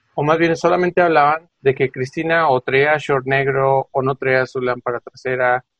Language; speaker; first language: Spanish; native; Spanish